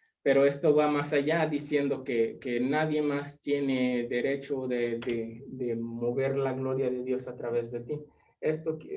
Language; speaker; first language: Spanish; early bilingual, other home language; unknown